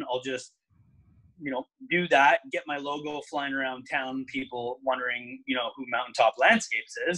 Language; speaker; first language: English; native; English